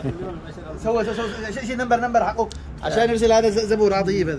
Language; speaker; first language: Arabic; non-native, learner; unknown